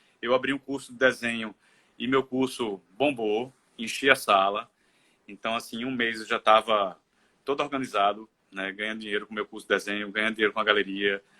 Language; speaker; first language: Portuguese; native; Portuguese